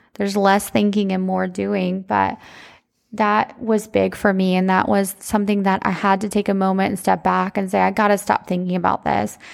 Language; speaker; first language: English; native; English